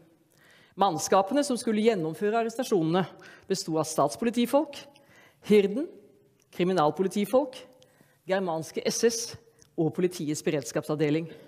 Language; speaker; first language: Norwegian; native; Norwegian